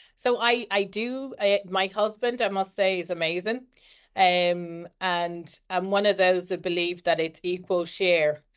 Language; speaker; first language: English; native; English